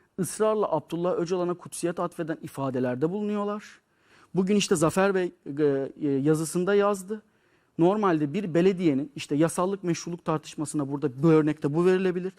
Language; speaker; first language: Turkish; native; Turkish